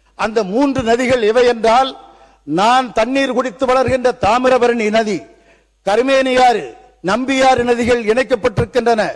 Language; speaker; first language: Tamil; native; Tamil